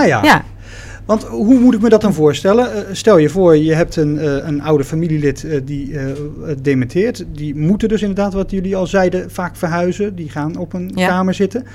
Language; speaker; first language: Dutch; native; Dutch